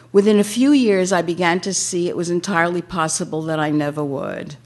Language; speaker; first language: English; native; English